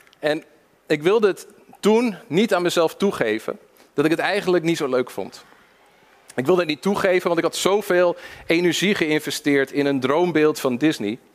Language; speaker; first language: Dutch; early bilingual, other home language; English